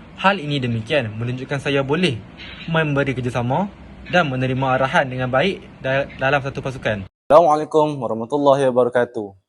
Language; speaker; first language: Malay; native; Malay